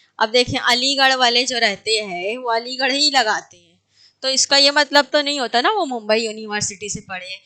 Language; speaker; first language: Urdu; native; Urdu